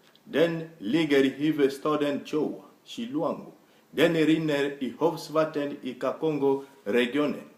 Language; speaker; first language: Swedish; non-native, fluent; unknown